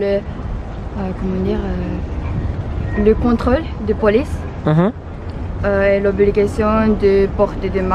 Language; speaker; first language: French; non-native, fluent; Japanese